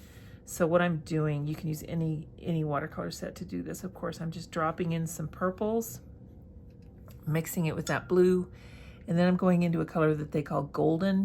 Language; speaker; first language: English; native; English